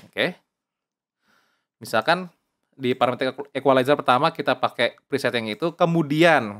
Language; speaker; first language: Indonesian; native; Indonesian